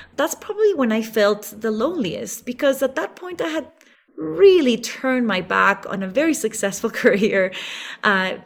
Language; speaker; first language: English; non-native, fluent; Spanish